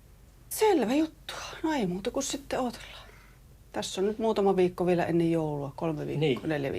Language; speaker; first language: Finnish; native; Finnish